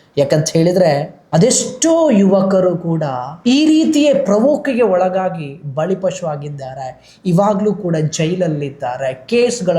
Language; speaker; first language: Kannada; non-native, local second language; Tulu